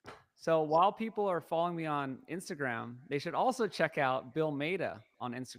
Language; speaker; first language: English; native; English